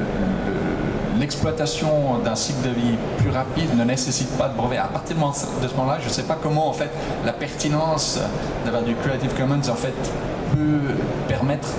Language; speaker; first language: French; native; French